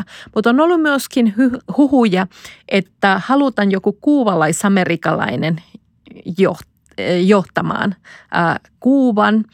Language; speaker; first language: Finnish; non-native, fluent; Spanish